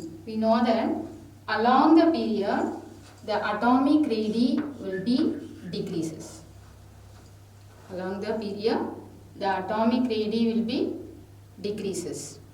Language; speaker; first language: English; non-native, local second language; Tamil